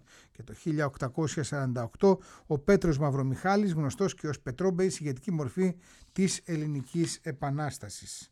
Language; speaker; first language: Greek; native; Greek